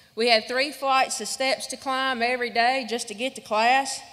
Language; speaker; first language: English; native; English